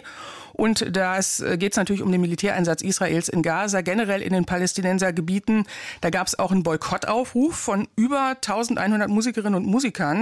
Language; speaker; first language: German; native; German